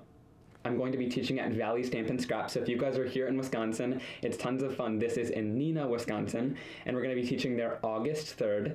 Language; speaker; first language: English; native; English